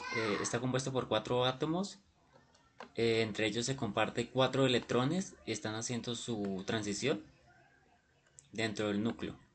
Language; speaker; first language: Spanish; native; Spanish